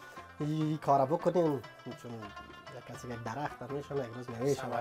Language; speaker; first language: Persian; native; Persian